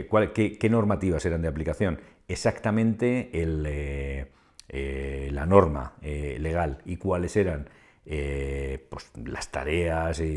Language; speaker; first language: Spanish; native; Spanish